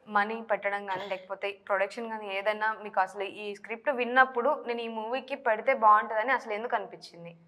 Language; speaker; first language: Telugu; native; Telugu